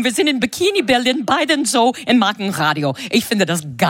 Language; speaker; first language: German; non-native, fluent; English